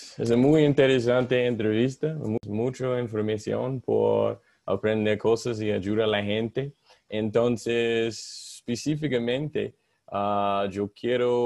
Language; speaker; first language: Spanish; non-native, learner; English